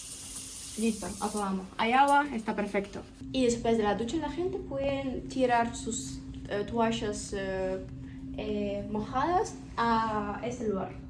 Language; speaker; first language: Spanish; non-native, learner; Ukrainian